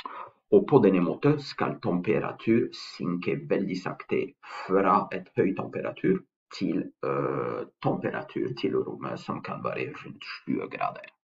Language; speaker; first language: Norwegian; non-native, fluent; French